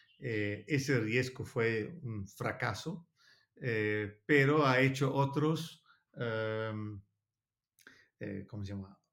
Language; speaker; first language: Spanish; non-native, learner; Danish